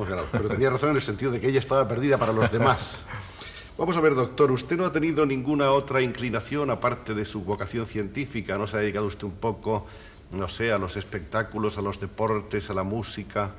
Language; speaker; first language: Spanish; native; Spanish